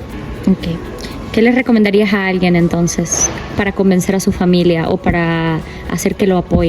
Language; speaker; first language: Spanish; native; Spanish